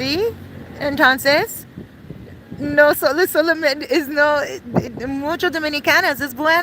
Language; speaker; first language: Spanish; non-native, learner; English